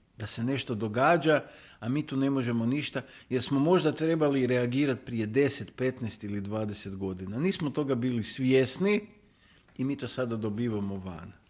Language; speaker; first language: Croatian; native; Croatian